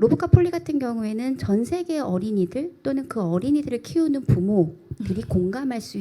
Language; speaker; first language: Korean; native; Korean